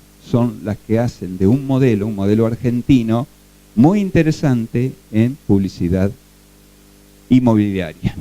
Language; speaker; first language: Spanish; native; Spanish